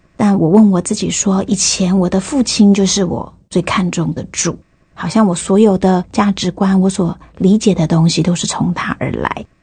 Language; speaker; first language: Chinese; native; Chinese